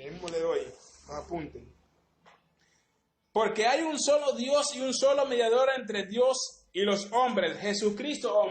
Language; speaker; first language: Spanish; native; Spanish